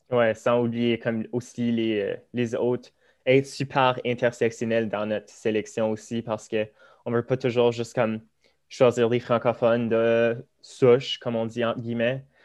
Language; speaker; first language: French; non-native, local second language; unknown